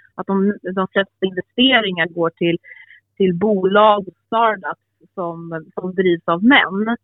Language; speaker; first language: Swedish; early bilingual, other home language; Albanian